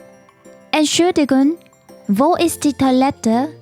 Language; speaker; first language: German; non-native, fluent; Japanese